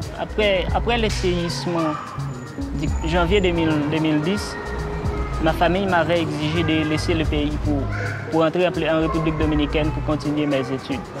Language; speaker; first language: French; non-native, local second language; Haitian Creole